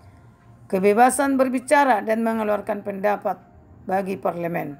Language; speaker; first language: Indonesian; native; Indonesian